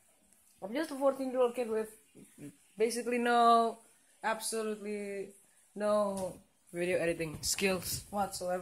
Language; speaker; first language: English; non-native, local second language; Indonesian